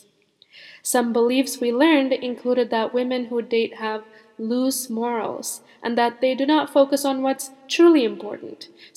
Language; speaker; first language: English; early bilingual, other home language; Malayalam